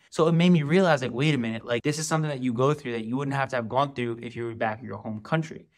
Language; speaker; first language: English; native; English